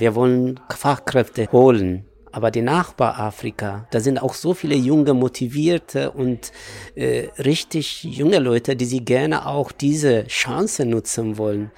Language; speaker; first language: German; non-native, fluent; Amharic